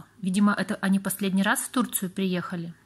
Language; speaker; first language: Russian; native; Russian